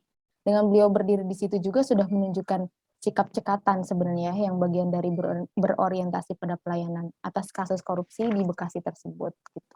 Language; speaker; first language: Indonesian; native; Indonesian